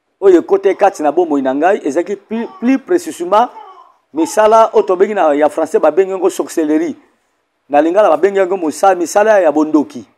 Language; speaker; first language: Lingala; non-native, local second language; Kongo